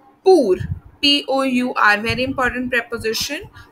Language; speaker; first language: English; non-native, local second language; Hindi